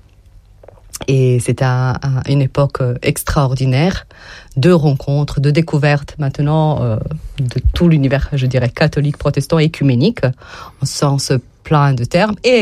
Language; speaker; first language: French; non-native, fluent; Serbian